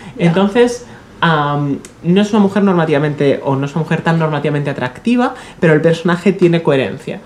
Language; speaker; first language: Spanish; native; Spanish